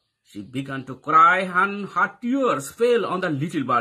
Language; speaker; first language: English; non-native, local second language; Bangla